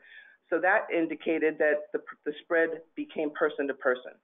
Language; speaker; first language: English; native; English